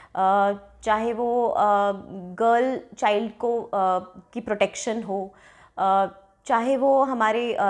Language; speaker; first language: Hindi; non-native, local second language; Dogri